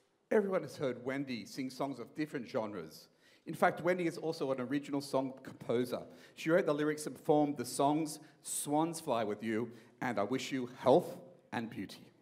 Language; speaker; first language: English; native; English